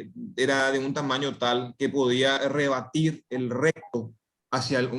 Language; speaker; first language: Spanish; native; Spanish